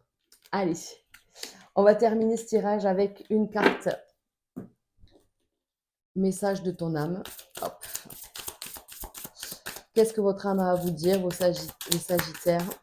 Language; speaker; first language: French; native; French